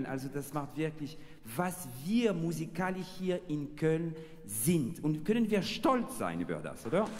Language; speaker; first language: German; non-native, fluent; French